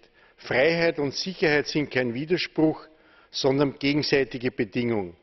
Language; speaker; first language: German; native; German